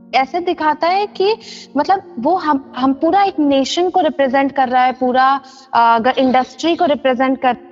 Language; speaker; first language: Hindi; non-native, local second language; Assamese